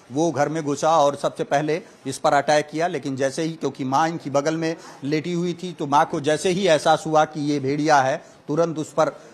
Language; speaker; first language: Hindi; native; Hindi